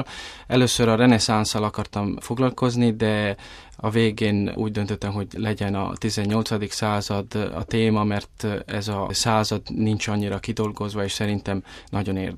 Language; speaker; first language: Hungarian; early bilingual, heritage; Italian